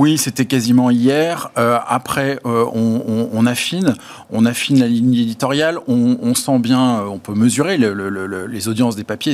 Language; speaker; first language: French; native; French